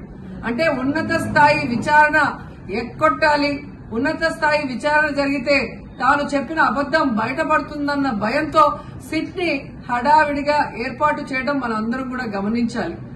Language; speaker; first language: Telugu; native; Telugu